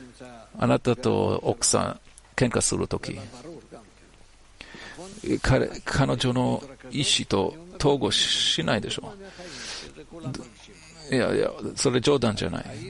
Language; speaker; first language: Japanese; non-native, learner; Hebrew